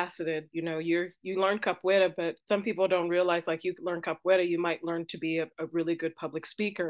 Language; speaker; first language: English; native; English